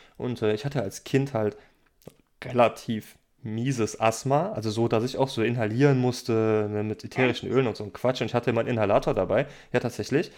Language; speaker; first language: German; native; German